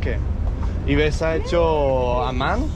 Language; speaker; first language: Portuguese; non-native, learner; Danish